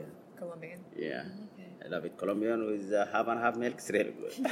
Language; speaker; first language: English; non-native, learner; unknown